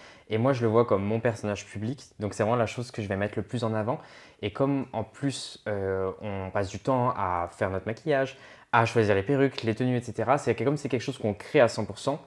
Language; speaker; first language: French; native; French